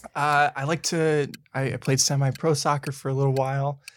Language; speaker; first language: English; native; English